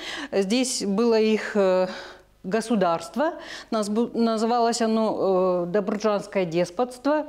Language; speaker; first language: Russian; non-native, local second language; Gagauz